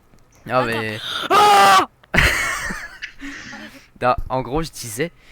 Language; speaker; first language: French; native; French